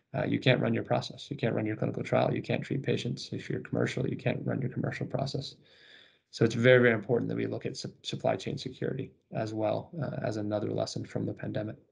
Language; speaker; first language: English; native; English